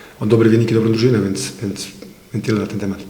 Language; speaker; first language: Polish; non-native, fluent; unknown